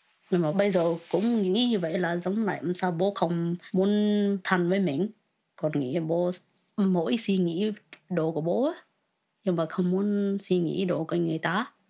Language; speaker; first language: Vietnamese; early bilingual, other home language; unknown